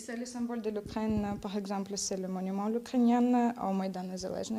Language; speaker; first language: French; non-native, learner; Ukrainian